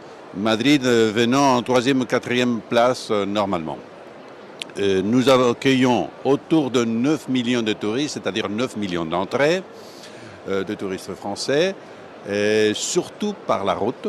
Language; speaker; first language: French; non-native, fluent; Spanish